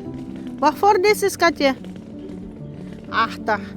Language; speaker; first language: Dutch; non-native, learner; Indonesian